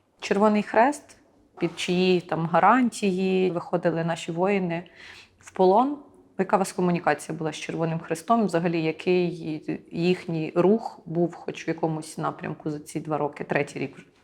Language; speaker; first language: Ukrainian; native; Ukrainian